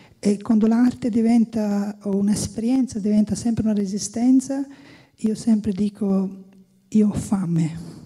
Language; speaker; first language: Italian; non-native, fluent; Albanian